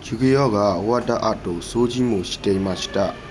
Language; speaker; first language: Japanese; non-native, learner; Burmese